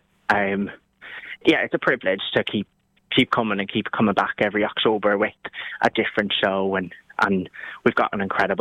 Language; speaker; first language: English; native; English